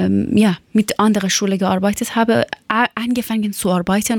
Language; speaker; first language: German; non-native, fluent; Persian